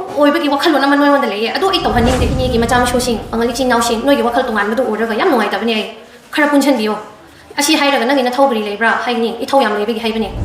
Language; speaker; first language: Manipuri; non-native, local second language; Tangkhul Naga (India)